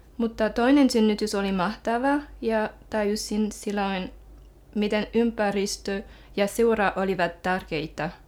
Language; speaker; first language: Finnish; non-native, learner; French